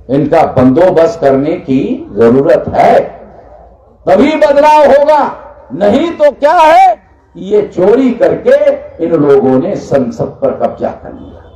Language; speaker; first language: Hindi; non-native, local second language; Marathi